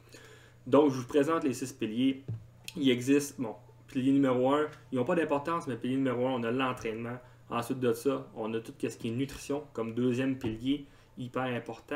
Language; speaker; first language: French; native; French